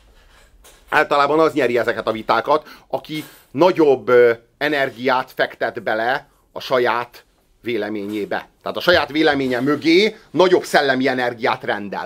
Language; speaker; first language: Hungarian; native; Hungarian